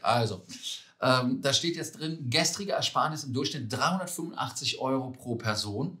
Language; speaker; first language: German; native; German